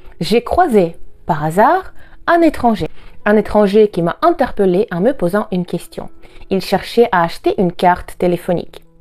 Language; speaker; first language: French; non-native, fluent; Russian